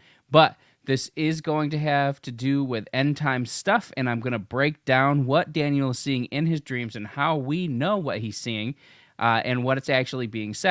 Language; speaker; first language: English; native; English